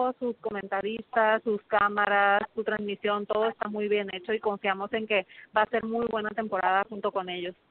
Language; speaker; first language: Spanish; native; Spanish